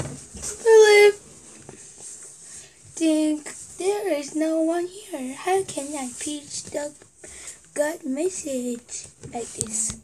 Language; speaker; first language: English; non-native, learner; Korean